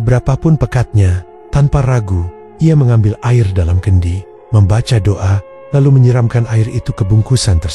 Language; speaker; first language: Indonesian; native; Indonesian